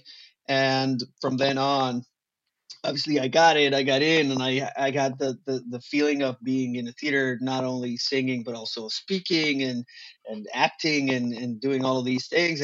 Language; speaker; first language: English; non-native, fluent; Spanish